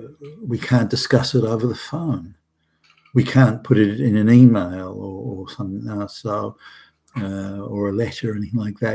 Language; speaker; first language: English; native; English